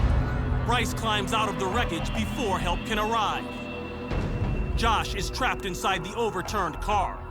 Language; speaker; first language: English; native; English